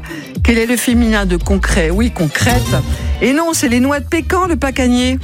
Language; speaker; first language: French; native; French